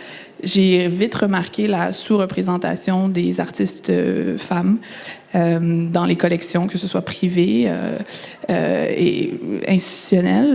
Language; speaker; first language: French; native; French